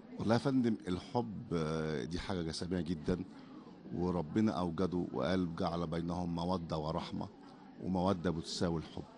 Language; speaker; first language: Egyptian Arabic; native; Egyptian Arabic